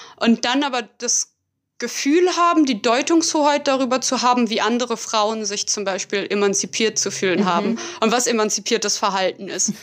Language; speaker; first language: German; native; German